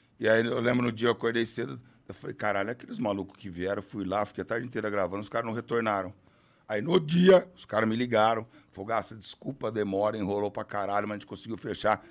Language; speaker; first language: Portuguese; native; Portuguese